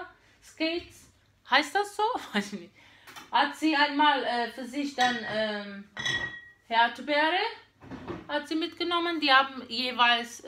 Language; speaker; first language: German; non-native, fluent; Portuguese